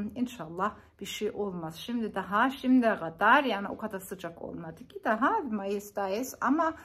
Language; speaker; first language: Turkish; non-native, fluent; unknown